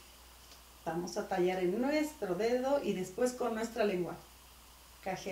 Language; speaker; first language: Spanish; native; Spanish